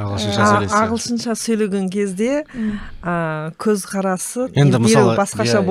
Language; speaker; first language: Kazakh; early bilingual, heritage; Kazakh